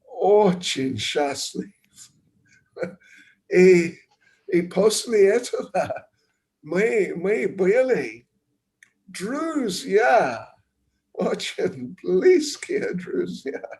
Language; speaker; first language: Russian; non-native, learner; English